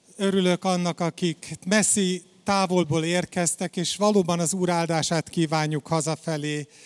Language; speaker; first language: Hungarian; native; Hungarian